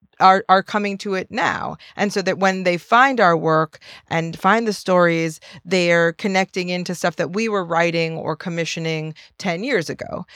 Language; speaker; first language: English; native; English